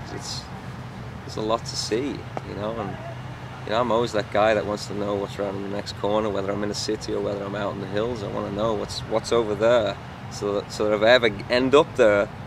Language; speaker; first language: English; native; English